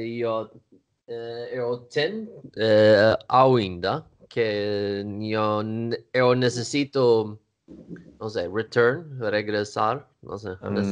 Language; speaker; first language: Portuguese; non-native, learner; Swedish